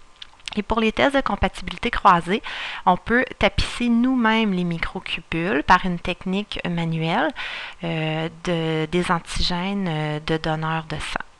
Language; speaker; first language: French; native; French